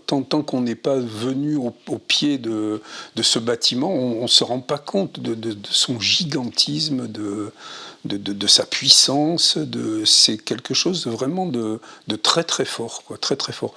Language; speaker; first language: French; native; French